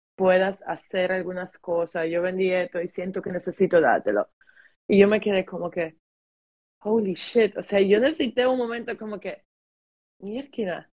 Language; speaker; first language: Spanish; early bilingual, heritage; German